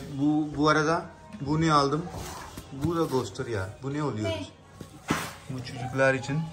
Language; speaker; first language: Turkish; non-native, learner; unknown